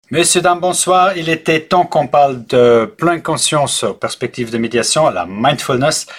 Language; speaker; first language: French; non-native, local second language; Swiss German